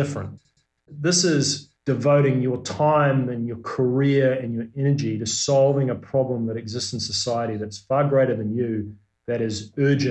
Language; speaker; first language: English; native; English